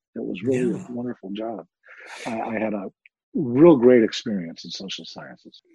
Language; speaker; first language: English; native; English